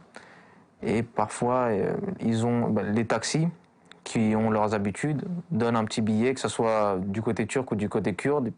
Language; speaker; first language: French; early bilingual, other home language; Kurdish